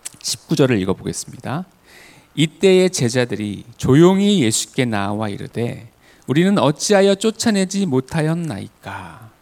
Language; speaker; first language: Korean; native; Korean